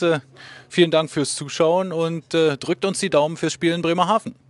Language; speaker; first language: German; native; German